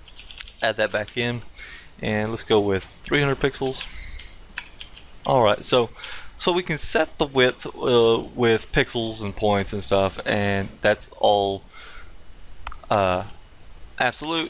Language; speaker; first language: English; native; English